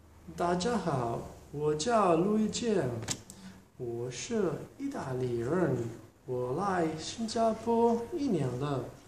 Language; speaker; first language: Chinese; non-native, learner; Italian